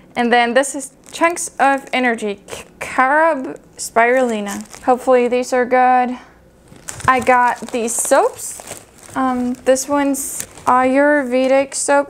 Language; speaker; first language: English; non-native, fluent; German